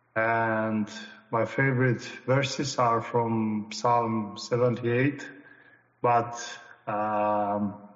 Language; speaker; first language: English; non-native, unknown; Romanian